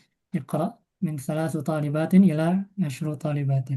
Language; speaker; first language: Arabic; non-native, fluent; Indonesian